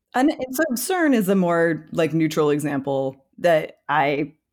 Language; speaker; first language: English; native; English